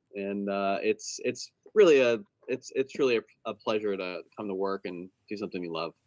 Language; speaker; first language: English; native; English